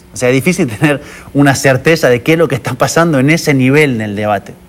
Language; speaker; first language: Spanish; native; Spanish